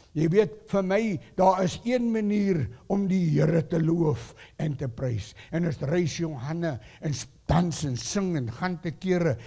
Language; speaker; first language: Afrikaans; non-native, local second language; English